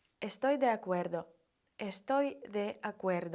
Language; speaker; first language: Spanish; non-native, fluent; Ukrainian